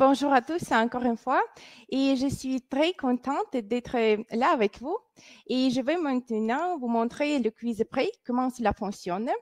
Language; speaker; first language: French; non-native, fluent; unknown